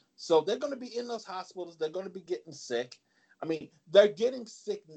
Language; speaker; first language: English; native; English